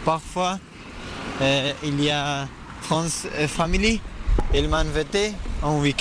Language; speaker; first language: French; non-native, learner; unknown